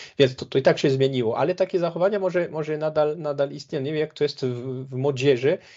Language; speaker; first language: Polish; non-native, fluent; French